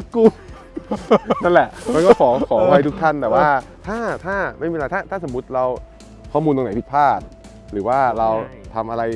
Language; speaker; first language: Thai; native; Thai